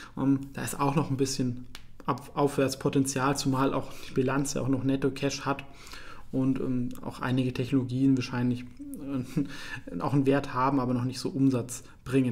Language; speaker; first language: German; native; German